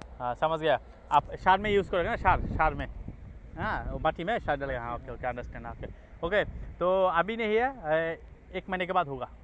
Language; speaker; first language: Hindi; non-native, learner; Bangla